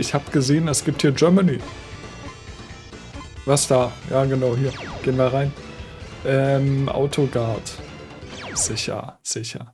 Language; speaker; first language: German; native; German